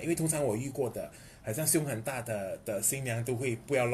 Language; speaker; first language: Chinese; native; Chinese